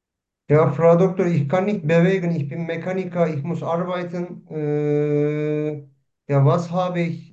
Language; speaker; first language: German; non-native, learner; Turkish